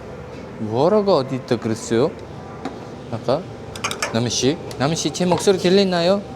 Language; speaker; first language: Korean; non-native, fluent; Mongolian